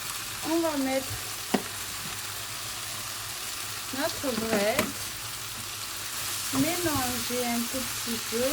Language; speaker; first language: French; non-native, local second language; Malagasy